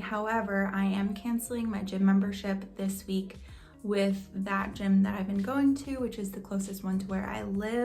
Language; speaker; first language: English; native; English